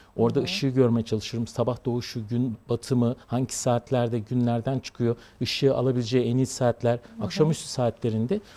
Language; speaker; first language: Turkish; native; Turkish